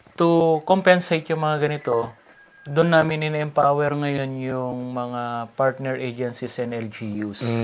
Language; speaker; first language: Filipino; non-native, local second language; Iloko